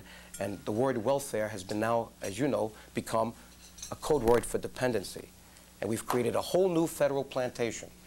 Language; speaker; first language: English; native; English